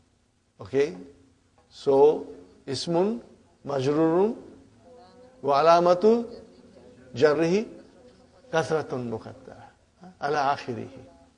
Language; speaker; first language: Arabic; non-native, fluent; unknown